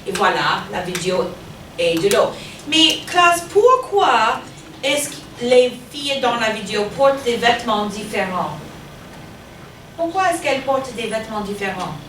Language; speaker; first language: French; non-native, fluent; English